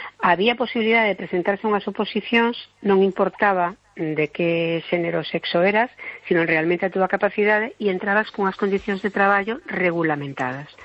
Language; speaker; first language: Galician; non-native, local second language; Spanish